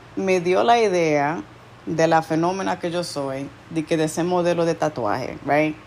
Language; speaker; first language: Spanish; early bilingual, heritage; Spanish